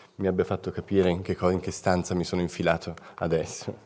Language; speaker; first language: Italian; native; Italian